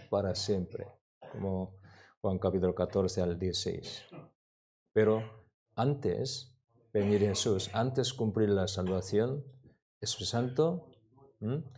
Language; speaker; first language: Spanish; non-native, learner; Korean